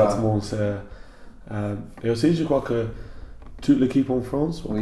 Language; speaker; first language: French; non-native, learner; English